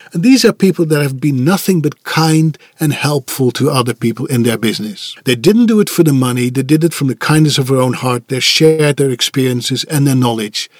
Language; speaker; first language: English; non-native, fluent; Dutch